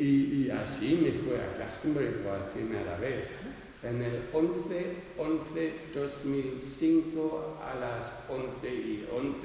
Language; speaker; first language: Spanish; non-native, learner; Dutch